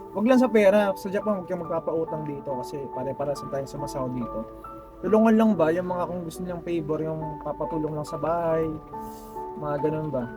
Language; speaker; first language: Filipino; native; Filipino